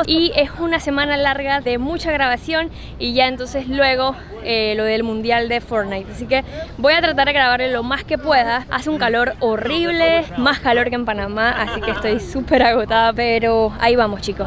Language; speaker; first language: Spanish; native; Spanish